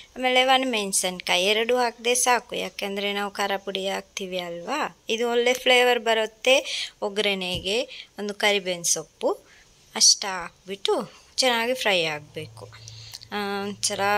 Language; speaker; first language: Kannada; non-native, fluent; Sinhala